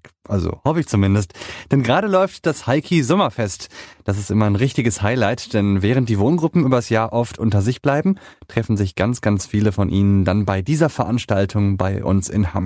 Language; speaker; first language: German; native; German